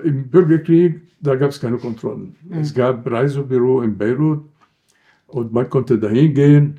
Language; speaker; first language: German; non-native, fluent; Arabic